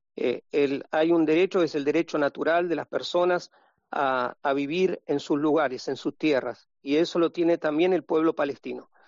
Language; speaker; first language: Spanish; native; Spanish